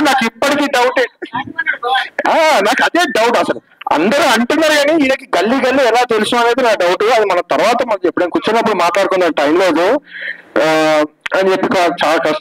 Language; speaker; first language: Telugu; native; Telugu